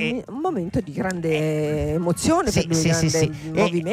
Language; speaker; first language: Italian; native; Italian